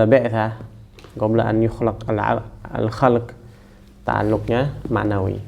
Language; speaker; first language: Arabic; non-native, fluent; Indonesian